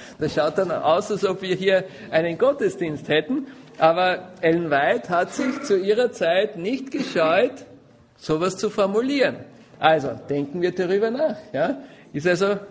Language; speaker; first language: German; native; German